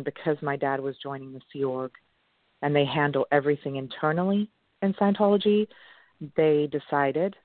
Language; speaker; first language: English; non-native, local second language; French